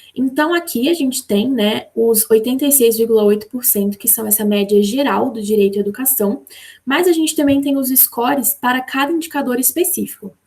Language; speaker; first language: Portuguese; native; Portuguese